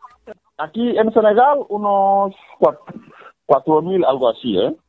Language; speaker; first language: Spanish; non-native, fluent; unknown